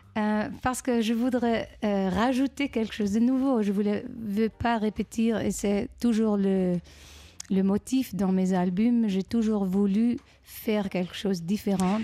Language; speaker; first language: French; non-native, fluent; Dutch